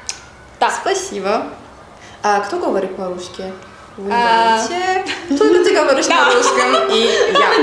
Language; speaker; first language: Russian; non-native, learner; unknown